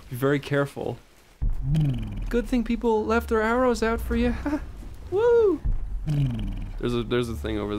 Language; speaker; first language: English; native; English